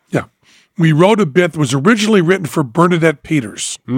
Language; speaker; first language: English; native; English